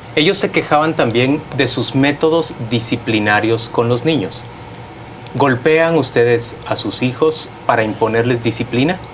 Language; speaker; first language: Spanish; native; Spanish